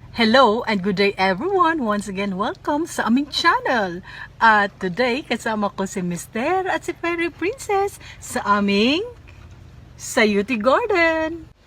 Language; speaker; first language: Filipino; native; Filipino